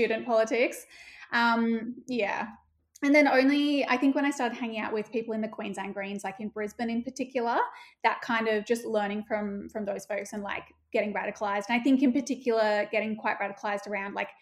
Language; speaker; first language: English; native; English